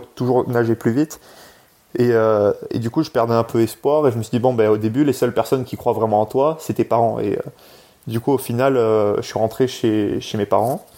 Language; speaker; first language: French; native; French